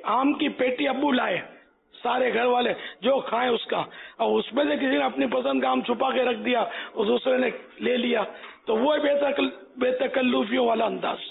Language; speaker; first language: Urdu; non-native, local second language; Memoni